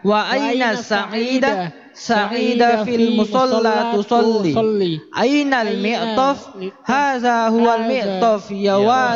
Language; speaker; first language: Arabic; non-native, learner; Indonesian